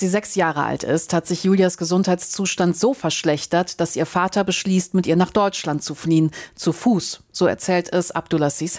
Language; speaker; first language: German; native; German